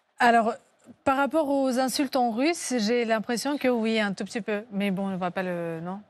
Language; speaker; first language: French; non-native, fluent; Russian